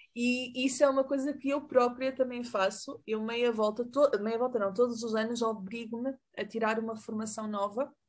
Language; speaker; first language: Portuguese; native; Portuguese